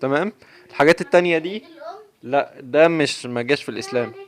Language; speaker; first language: Arabic; native; Arabic